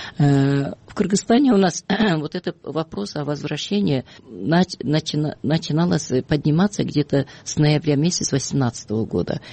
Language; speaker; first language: Russian; non-native, local second language; Kyrgyz